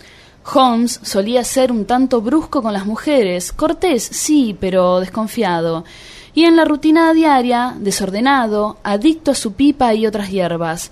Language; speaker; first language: Spanish; native; Spanish